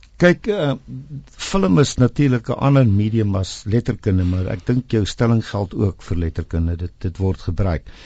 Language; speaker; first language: Afrikaans; non-native, local second language; English